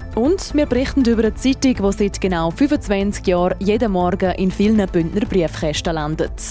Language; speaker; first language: German; native; German